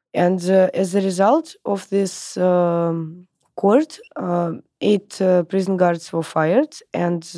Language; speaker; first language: English; non-native, learner; Russian